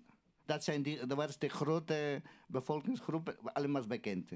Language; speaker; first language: Dutch; non-native, learner; Aymara